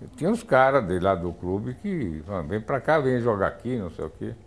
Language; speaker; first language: Portuguese; native; Portuguese